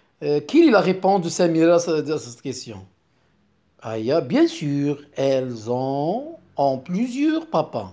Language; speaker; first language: French; non-native, local second language; Arabic